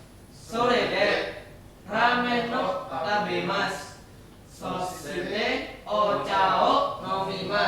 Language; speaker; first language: Japanese; non-native, learner; Indonesian